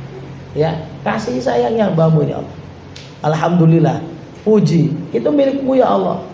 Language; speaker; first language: Indonesian; native; Indonesian